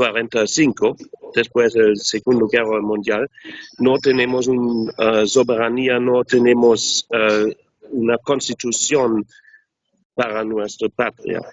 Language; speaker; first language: Spanish; non-native, learner; German